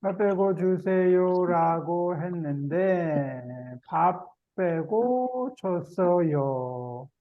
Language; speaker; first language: Korean; native; Korean